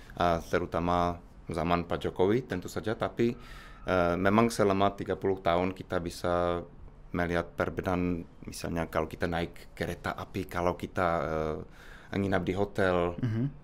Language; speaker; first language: Indonesian; non-native, fluent; Czech